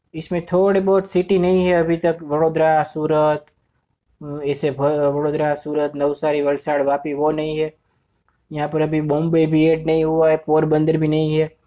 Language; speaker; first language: Hindi; non-native, local second language; Gujarati